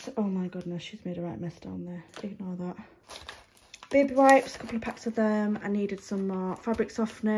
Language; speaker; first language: English; native; English